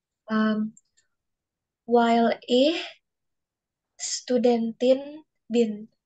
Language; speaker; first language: German; non-native, learner; Indonesian